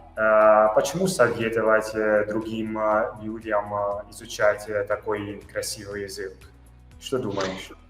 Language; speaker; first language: Russian; non-native, fluent; Italian